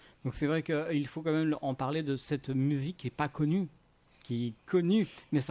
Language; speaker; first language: French; native; French